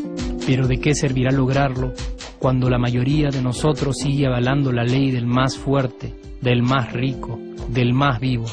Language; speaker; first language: Spanish; native; Spanish